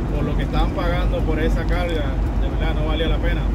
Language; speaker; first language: Spanish; native; Spanish